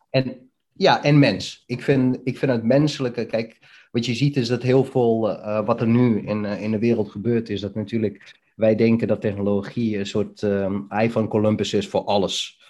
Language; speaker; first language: Dutch; early bilingual, other home language; Bosnian